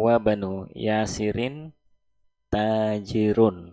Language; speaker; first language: Arabic; non-native, fluent; Indonesian